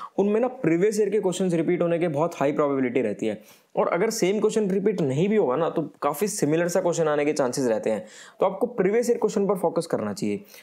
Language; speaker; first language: Hindi; native; Hindi